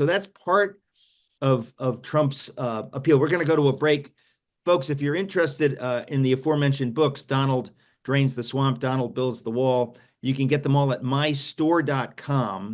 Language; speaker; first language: English; native; English